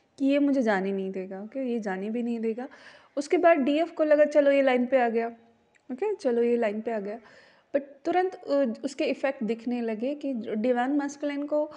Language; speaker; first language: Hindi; non-native, local second language; Marathi